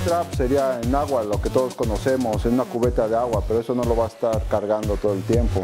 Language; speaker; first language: Spanish; native; Spanish